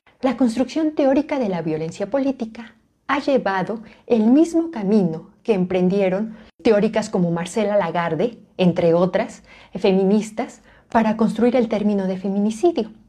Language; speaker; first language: Spanish; native; Spanish